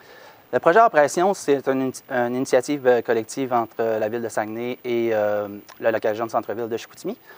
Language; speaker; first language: French; native; French